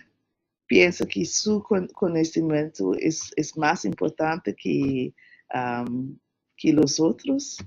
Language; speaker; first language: Spanish; non-native, learner; English